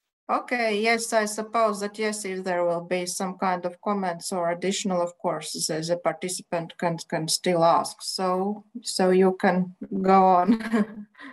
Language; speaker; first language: English; non-native, fluent; Latvian